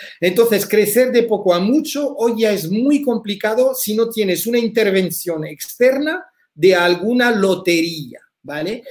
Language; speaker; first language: Spanish; early bilingual, heritage; French